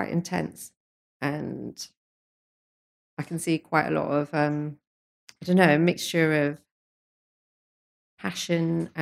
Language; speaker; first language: English; native; English